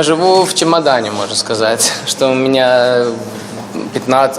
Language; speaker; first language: Russian; early bilingual, heritage; Russian